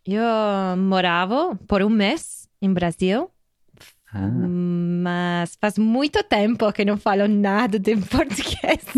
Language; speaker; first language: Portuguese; non-native, learner; English